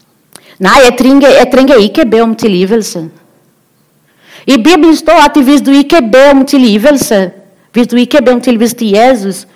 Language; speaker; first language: Norwegian; non-native, learner; Portuguese